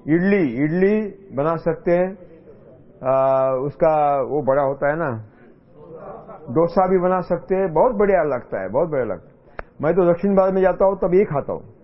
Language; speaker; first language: Hindi; non-native, local second language; Marathi